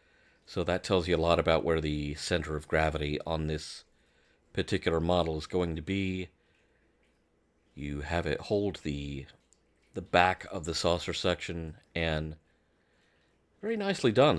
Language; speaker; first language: English; native; English